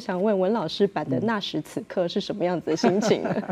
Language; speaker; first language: Chinese; native; Chinese